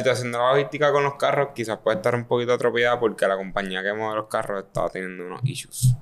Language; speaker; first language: Spanish; native; Spanish